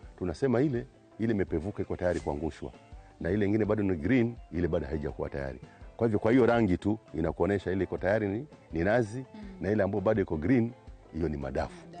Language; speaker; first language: Swahili; native; Swahili